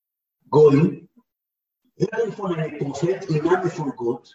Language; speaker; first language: German; non-native, learner; Hebrew